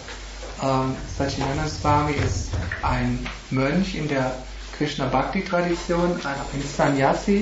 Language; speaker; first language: German; native; German